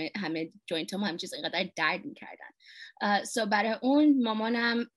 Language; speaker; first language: Persian; early bilingual, heritage; Persian